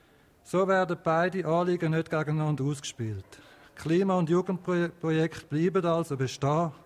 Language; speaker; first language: German; native; German